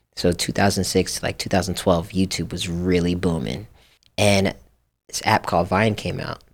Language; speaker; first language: English; early bilingual, other home language; Japanese